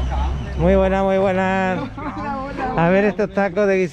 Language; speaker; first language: Spanish; native; Spanish